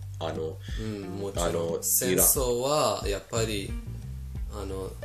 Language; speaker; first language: Japanese; non-native, fluent; Persian